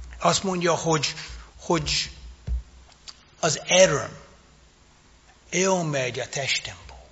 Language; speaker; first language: Hungarian; non-native, fluent; English